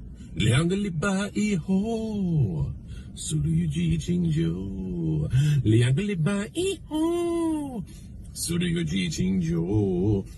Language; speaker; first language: Chinese; non-native, learner; English